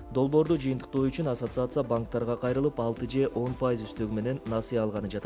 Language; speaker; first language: Kyrgyz; native; Kyrgyz